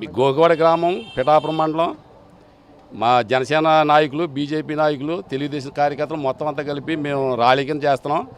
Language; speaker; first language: Telugu; native; Telugu